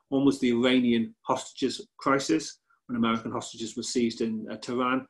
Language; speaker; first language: English; native; English